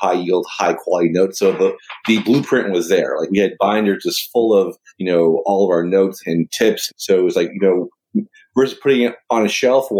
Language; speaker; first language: English; native; English